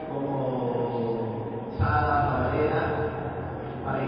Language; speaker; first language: Spanish; non-native, learner; Chinese